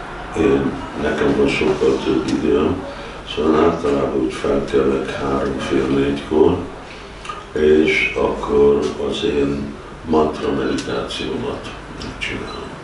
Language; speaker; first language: Hungarian; early bilingual, heritage; Hungarian